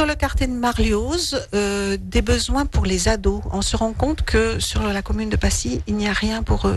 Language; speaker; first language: French; native; French